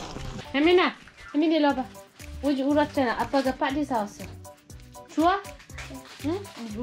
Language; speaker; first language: Korean; non-native, fluent; Uzbek